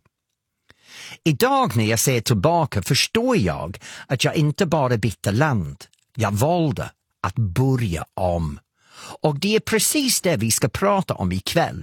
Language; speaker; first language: Swedish; non-native, fluent; English